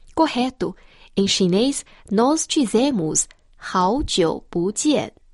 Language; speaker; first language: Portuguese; non-native, fluent; Chinese